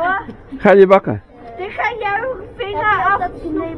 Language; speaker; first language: Dutch; early bilingual, other home language; Vietnamese